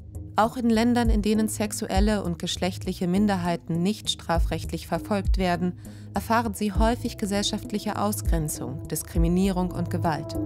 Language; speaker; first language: German; native; German